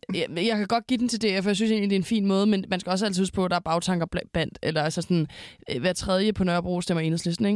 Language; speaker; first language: Danish; native; Danish